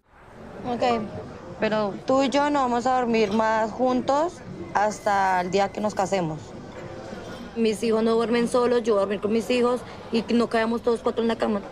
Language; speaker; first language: Spanish; native; Spanish